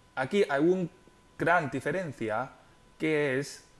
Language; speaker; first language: Spanish; non-native, fluent; Chinese